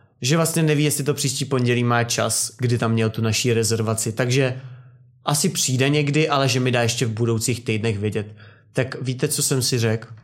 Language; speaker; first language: Czech; native; Czech